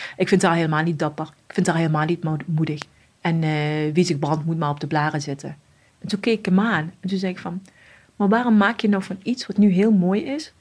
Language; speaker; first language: Dutch; early bilingual, other home language; Arabic